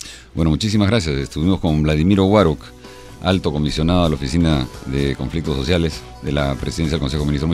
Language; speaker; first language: Spanish; native; Spanish